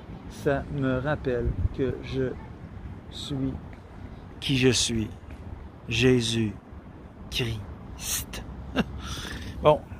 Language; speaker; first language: French; native; French